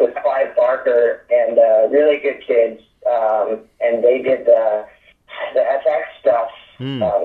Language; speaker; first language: English; native; English